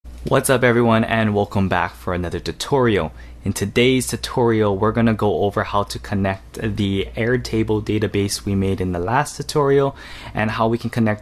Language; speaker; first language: English; native; English